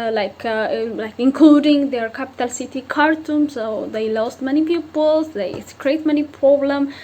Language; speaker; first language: English; non-native, local second language; Amharic